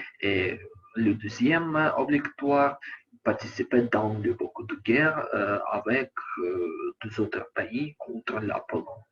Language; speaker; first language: French; non-native, learner; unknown